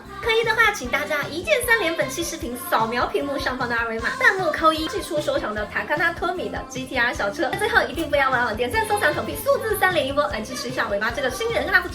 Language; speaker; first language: Chinese; native; Chinese